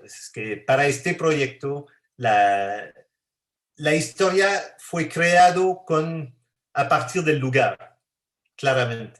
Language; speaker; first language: Spanish; non-native, fluent; French